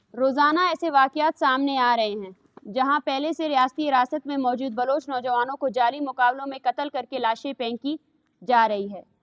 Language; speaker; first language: Urdu; non-native, local second language; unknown